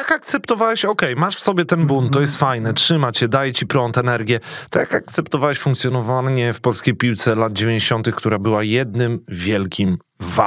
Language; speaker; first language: Polish; native; Polish